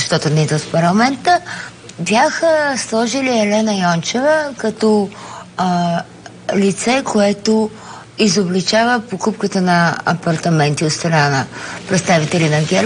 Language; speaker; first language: Bulgarian; native; Bulgarian